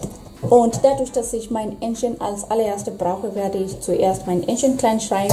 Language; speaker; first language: German; non-native, fluent; Swahili